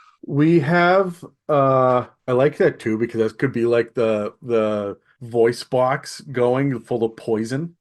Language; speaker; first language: English; native; English